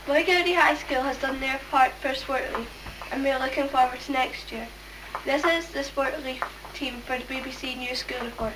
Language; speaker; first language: English; native; English